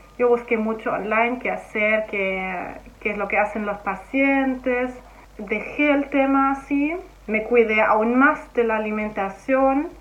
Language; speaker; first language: Spanish; non-native, fluent; German